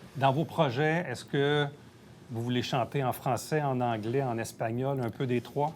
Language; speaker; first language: French; native; French